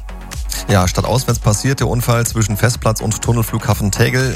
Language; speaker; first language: German; native; German